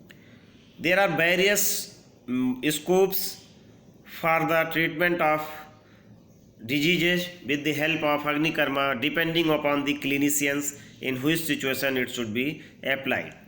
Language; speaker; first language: English; non-native, local second language; Hindi